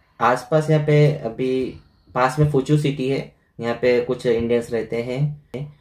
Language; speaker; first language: Hindi; native; Hindi